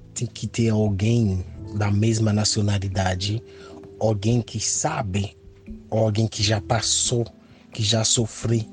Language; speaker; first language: Portuguese; non-native, fluent; Haitian Creole